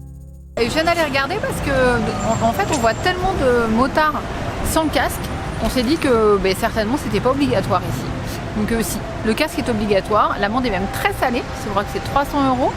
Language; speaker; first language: French; native; French